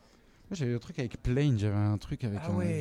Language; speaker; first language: French; native; French